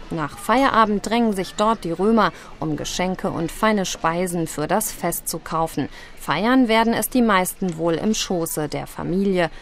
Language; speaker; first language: German; native; German